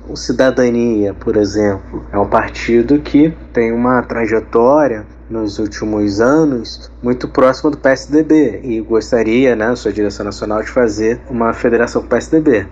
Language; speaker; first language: Portuguese; native; Portuguese